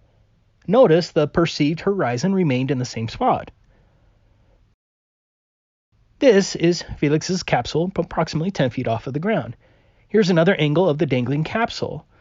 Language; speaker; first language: English; native; English